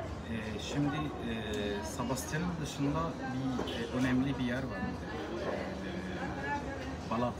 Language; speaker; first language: Turkish; non-native, learner; Arabic